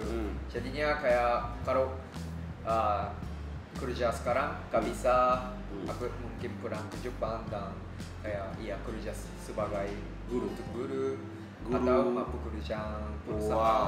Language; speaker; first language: Indonesian; non-native, fluent; Japanese